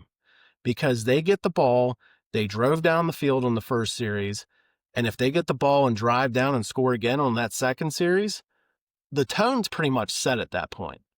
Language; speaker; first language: English; native; English